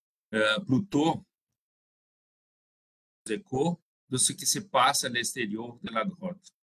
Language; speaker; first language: French; non-native, fluent; Portuguese